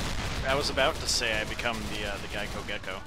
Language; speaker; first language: English; native; English